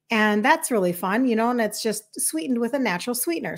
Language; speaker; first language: English; native; English